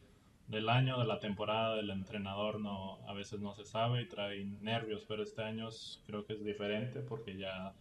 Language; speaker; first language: Spanish; early bilingual, heritage; Spanish